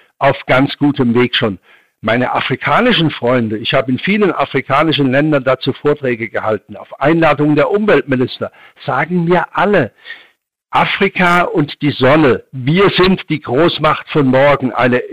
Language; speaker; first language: German; native; German